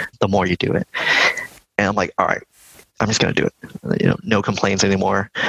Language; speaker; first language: English; early bilingual, other home language; Vietnamese